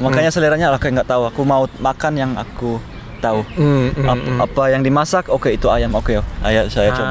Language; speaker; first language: Indonesian; early bilingual, heritage; Indonesian